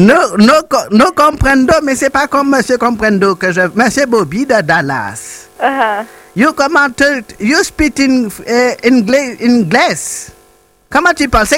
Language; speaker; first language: French; native; French